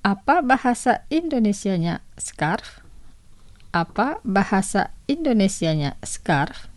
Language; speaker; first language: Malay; non-native, fluent; Spanish